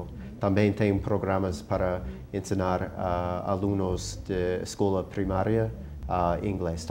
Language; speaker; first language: Portuguese; non-native, fluent; English